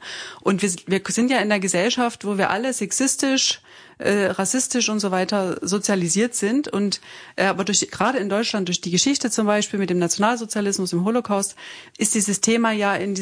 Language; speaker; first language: German; native; German